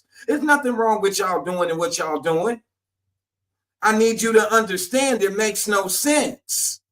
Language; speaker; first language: English; native; English